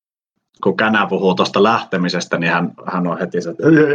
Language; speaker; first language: Finnish; native; Finnish